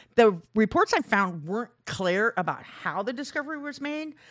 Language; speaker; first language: English; early bilingual, other home language; Korean